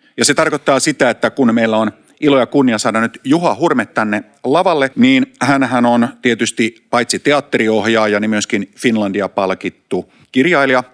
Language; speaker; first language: Finnish; native; Finnish